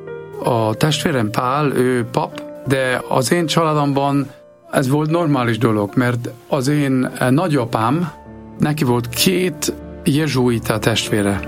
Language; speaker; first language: Hungarian; non-native, fluent; German